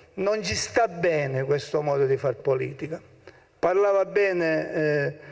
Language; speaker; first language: Italian; native; Italian